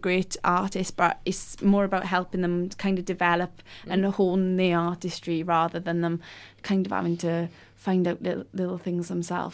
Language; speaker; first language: English; native; English